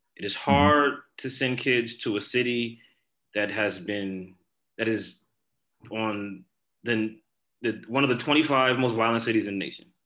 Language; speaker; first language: English; native; English